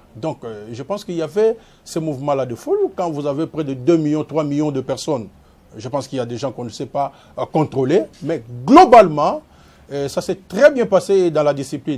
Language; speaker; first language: French; non-native, local second language; Lingala